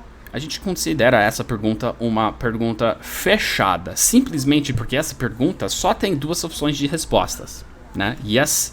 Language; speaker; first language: Portuguese; non-native, fluent; English